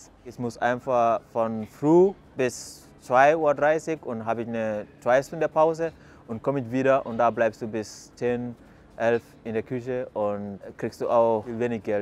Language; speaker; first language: German; non-native, fluent; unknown